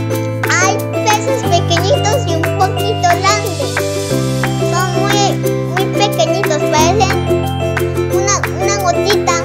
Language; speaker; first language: Spanish; early bilingual, heritage; Spanish